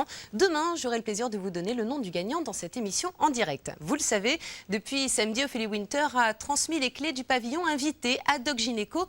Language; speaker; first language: French; native; French